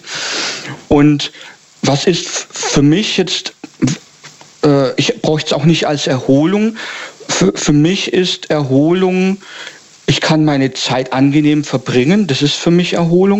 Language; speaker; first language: German; native; German